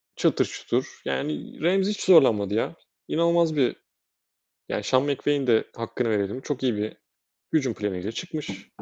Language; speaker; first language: Turkish; native; Turkish